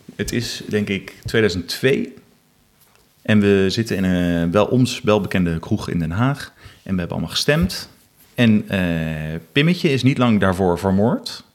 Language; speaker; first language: Dutch; native; Dutch